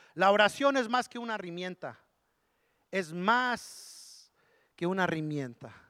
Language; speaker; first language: Spanish; early bilingual, heritage; Spanish